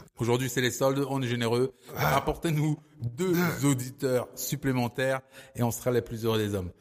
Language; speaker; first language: French; early bilingual, other home language; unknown